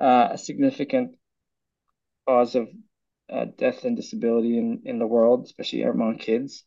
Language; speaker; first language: English; non-native, local second language; Filipino